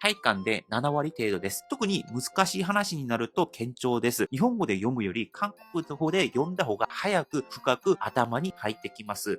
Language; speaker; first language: Japanese; non-native, fluent; Korean